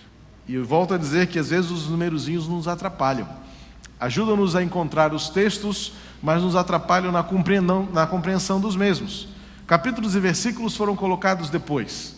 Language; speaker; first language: Portuguese; native; Portuguese